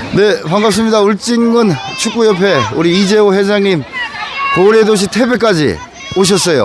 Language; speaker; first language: Korean; native; Korean